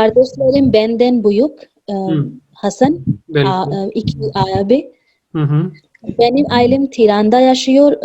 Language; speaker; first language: Turkish; non-native, learner; Urdu